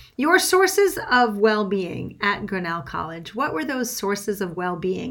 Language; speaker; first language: English; non-native, fluent; French